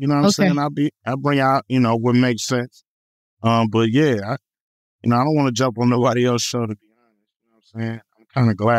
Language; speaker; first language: English; native; English